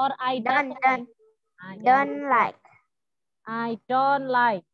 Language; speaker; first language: English; non-native, learner; Indonesian